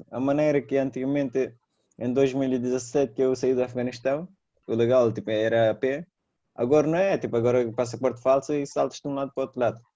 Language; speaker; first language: Portuguese; non-native, fluent; Persian